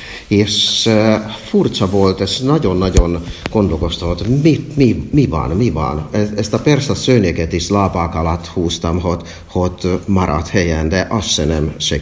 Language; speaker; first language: Hungarian; non-native, fluent; Finnish